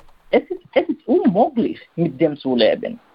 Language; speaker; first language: German; non-native, learner; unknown